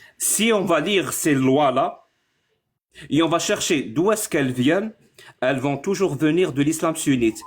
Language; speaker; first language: French; non-native, local second language; Arabic